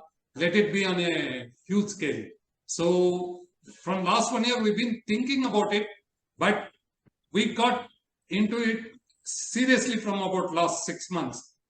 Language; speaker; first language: English; non-native, local second language; Telugu